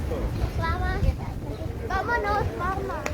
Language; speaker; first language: Spanish; early bilingual, other home language; Filipino